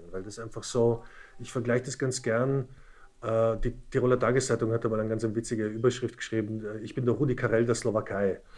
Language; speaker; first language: German; early bilingual, other home language; Slovak